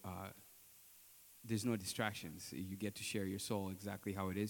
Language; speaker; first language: English; non-native, local second language; Ganda